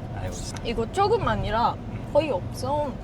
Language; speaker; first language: Korean; non-native, learner; Japanese